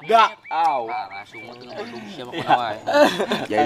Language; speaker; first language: Indonesian; non-native, local second language; Sundanese